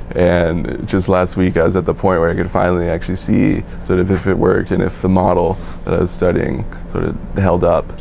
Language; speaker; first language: English; native; English